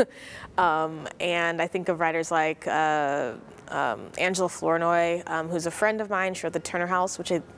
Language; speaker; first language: English; native; English